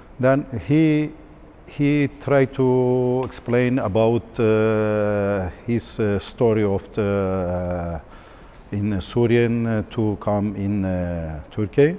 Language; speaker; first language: English; non-native, learner; Turkish